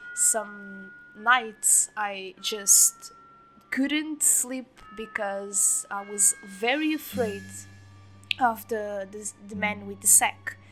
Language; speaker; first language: English; non-native, fluent; Portuguese